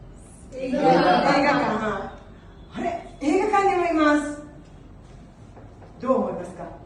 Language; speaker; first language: Japanese; non-native, learner; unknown